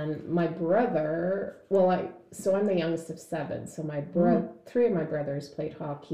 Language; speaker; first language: English; native; English